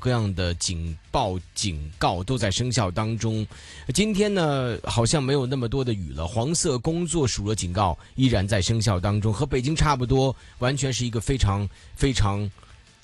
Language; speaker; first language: Chinese; native; Chinese